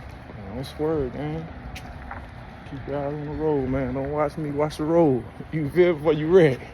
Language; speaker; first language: English; native; English